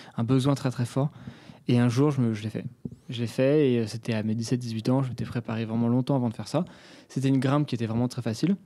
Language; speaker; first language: French; native; French